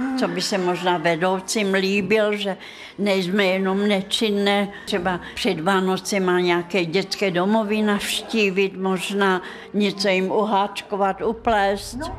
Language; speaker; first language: Czech; non-native, fluent; Russian